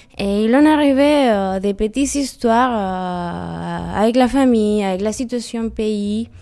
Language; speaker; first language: French; non-native, learner; Spanish